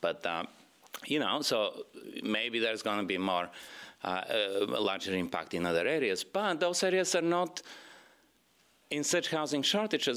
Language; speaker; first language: English; non-native, fluent; Bulgarian